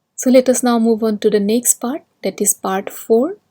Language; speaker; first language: English; non-native, local second language; Assamese